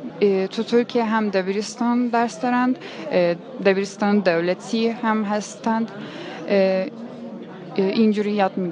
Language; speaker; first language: Persian; non-native, learner; Turkish